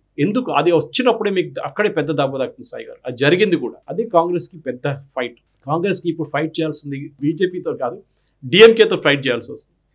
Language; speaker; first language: Telugu; non-native, fluent; Malayalam